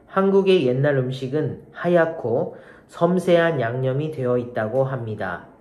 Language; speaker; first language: Korean; non-native, learner; Japanese